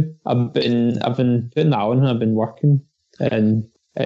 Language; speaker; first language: English; native; English